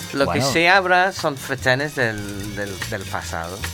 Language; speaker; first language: Spanish; non-native, fluent; English